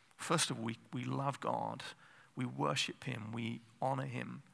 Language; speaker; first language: English; native; English